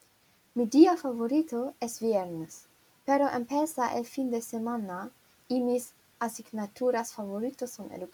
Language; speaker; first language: Spanish; non-native, learner; German